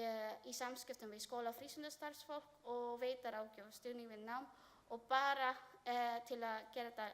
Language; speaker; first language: Icelandic; non-native, learner; Filipino